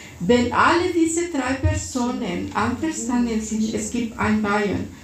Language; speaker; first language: German; non-native, fluent; Russian